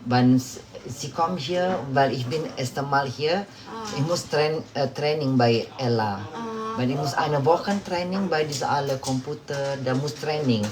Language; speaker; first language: German; non-native, learner; Indonesian